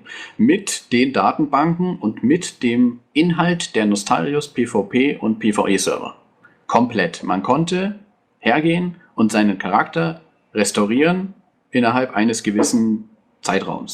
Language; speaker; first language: German; native; German